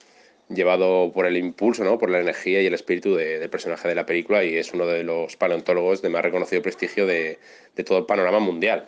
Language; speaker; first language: Spanish; native; Spanish